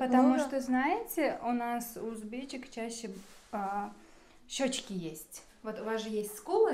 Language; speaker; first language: Russian; non-native, local second language; Uzbek